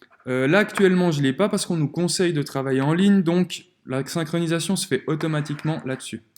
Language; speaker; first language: French; native; French